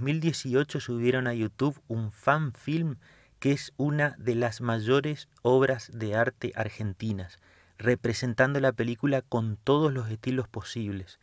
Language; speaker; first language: Spanish; native; Spanish